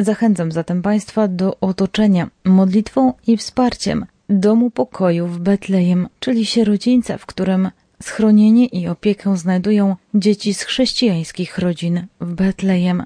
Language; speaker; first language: Polish; native; Polish